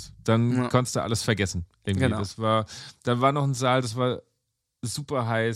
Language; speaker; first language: German; native; German